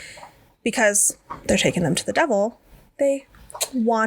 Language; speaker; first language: English; native; English